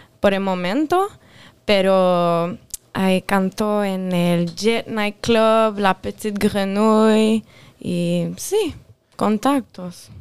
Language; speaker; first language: Spanish; non-native, local second language; French